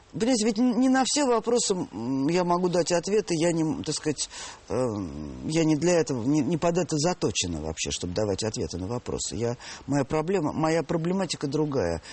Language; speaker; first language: Russian; native; Russian